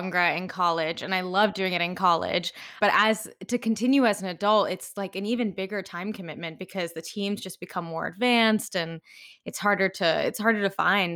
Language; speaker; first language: English; native; English